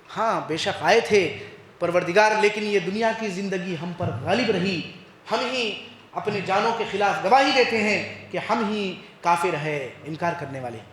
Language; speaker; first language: Urdu; native; Urdu